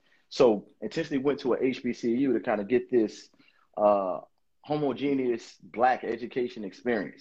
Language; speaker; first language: English; native; English